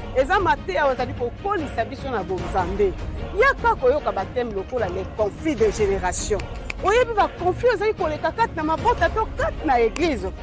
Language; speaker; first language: Lingala; native; Lingala